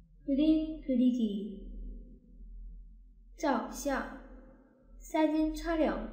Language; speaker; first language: Korean; non-native, fluent; Chinese